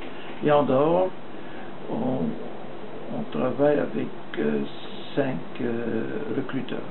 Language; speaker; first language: French; non-native, fluent; Dutch